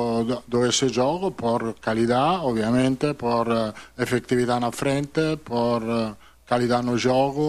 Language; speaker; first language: Portuguese; non-native, fluent; Italian